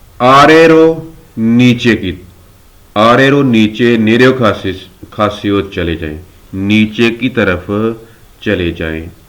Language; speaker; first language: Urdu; non-native, local second language; Punjabi